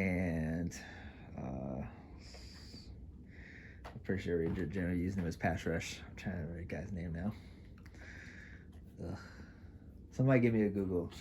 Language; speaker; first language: English; native; English